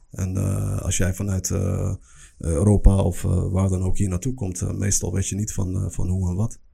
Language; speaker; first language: Dutch; early bilingual, other home language; Arabic